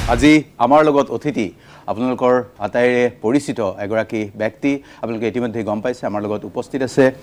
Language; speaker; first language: Assamese; native; Assamese